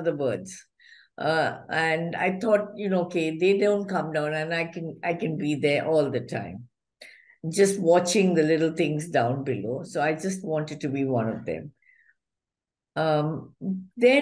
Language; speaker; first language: English; non-native, local second language; Malayalam